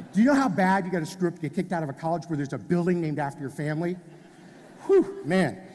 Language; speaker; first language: English; native; English